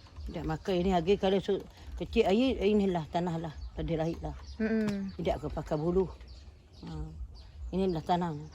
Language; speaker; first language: Indonesian; non-native, local second language; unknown